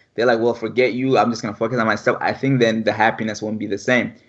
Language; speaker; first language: English; early bilingual, other home language; French